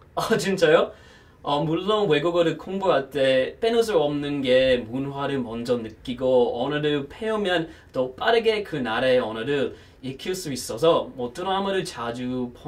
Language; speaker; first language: Korean; non-native, fluent; English